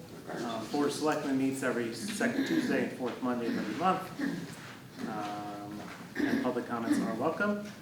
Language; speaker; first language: English; native; English